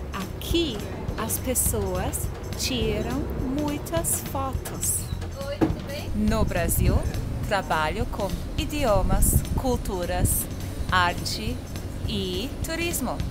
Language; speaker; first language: Portuguese; non-native, fluent; Croatian